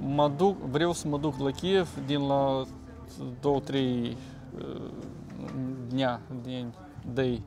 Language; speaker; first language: Romanian; early bilingual, heritage; Romanian